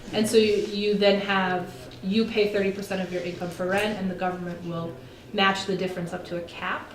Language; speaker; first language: English; native; English